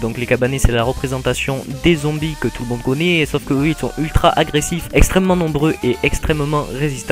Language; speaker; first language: French; native; French